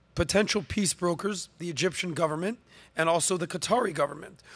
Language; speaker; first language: English; native; English